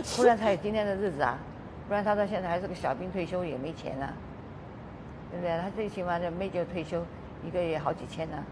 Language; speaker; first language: Chinese; native; Chinese